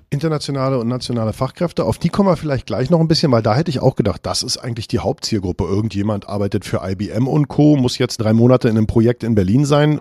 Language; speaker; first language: German; native; German